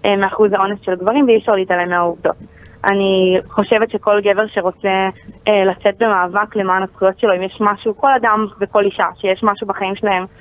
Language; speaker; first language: Hebrew; native; Hebrew